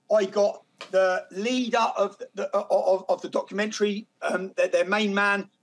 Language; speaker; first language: English; native; English